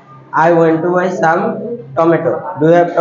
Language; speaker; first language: English; non-native, learner; Bangla